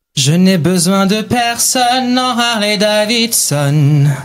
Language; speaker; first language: French; non-native, fluent; Chinese